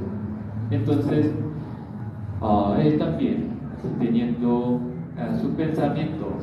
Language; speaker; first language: Spanish; non-native, learner; Korean